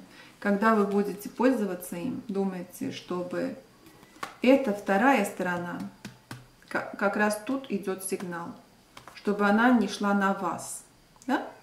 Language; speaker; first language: Russian; non-native, local second language; Latvian